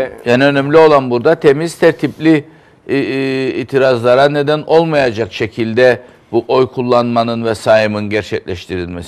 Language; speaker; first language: Turkish; native; Turkish